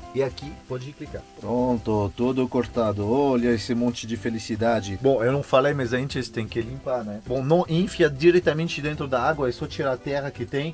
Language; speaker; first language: Portuguese; non-native, fluent; French